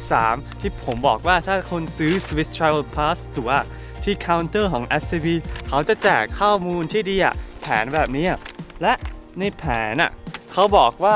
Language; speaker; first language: Thai; early bilingual, heritage; Thai